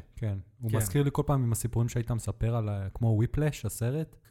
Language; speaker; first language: Hebrew; native; Hebrew